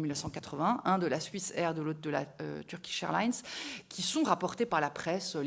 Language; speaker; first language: French; native; French